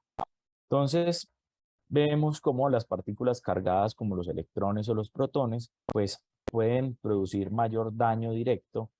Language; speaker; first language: Spanish; native; Spanish